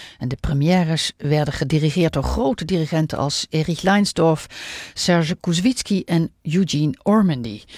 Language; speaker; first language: Dutch; native; Dutch